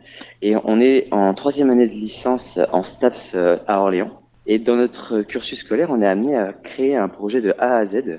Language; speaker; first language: French; native; French